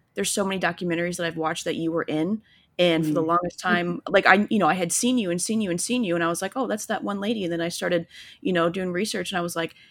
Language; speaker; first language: English; native; English